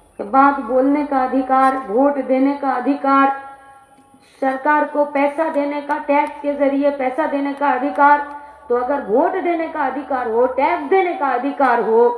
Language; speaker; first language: Hindi; non-native, local second language; Bangla